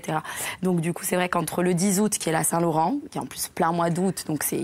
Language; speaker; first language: French; native; French